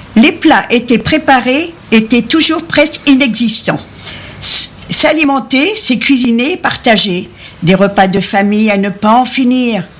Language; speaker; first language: French; native; French